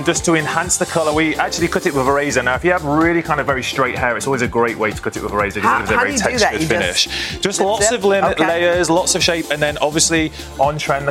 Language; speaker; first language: English; native; English